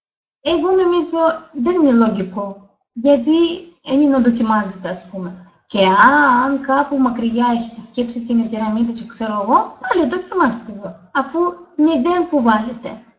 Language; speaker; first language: Greek; non-native, learner; Russian